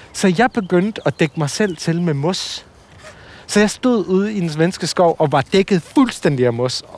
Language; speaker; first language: Danish; early bilingual, other home language; Assyrian Neo-Aramaic